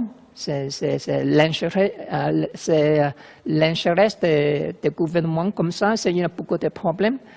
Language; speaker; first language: French; non-native, learner; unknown